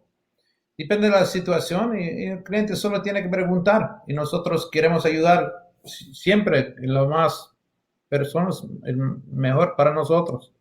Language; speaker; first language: Spanish; non-native, learner; English